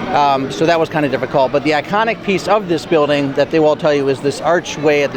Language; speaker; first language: English; native; English